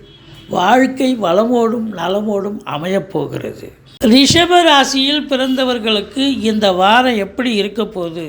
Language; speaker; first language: Tamil; native; Tamil